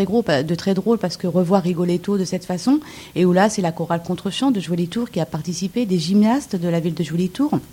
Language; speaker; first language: French; native; French